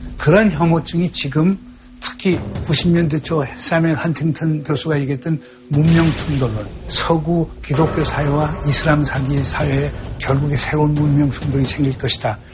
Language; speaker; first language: Korean; native; Korean